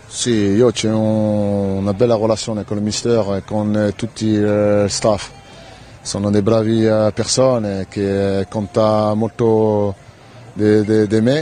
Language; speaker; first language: Italian; non-native, learner; French